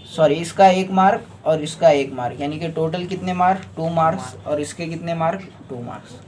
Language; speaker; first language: Hindi; non-native, local second language; Marathi